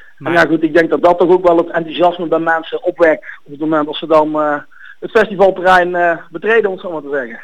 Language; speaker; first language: Dutch; native; Dutch